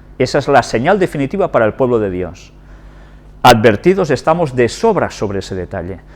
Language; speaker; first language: Spanish; non-native, local second language; Catalan